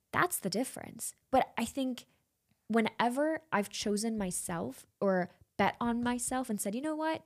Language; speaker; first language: English; non-native, fluent; German